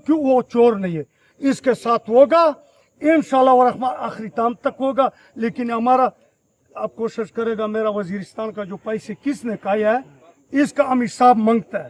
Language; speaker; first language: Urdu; non-native, local second language; Pashto